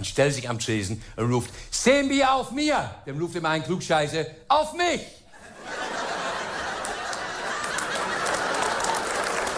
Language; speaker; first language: German; non-native, fluent; English